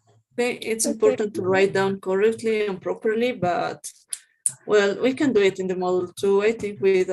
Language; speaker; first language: English; non-native, fluent; Spanish